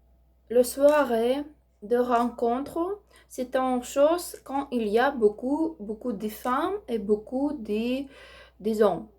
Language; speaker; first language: French; non-native, learner; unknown